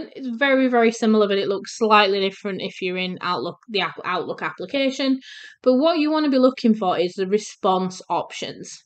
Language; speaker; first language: English; native; English